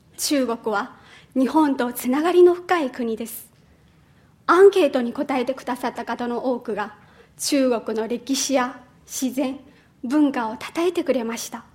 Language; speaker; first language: Japanese; non-native, fluent; Chinese